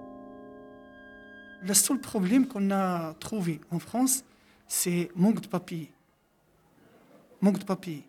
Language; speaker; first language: French; non-native, local second language; Arabic